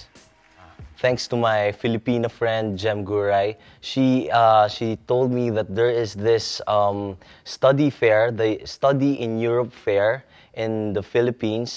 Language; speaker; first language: English; non-native, local second language; Filipino